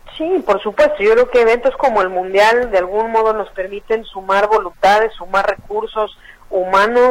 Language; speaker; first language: Spanish; native; Spanish